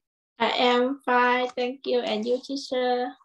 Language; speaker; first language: English; non-native, learner; Thai